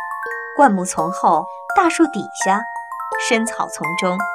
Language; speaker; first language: Chinese; native; Chinese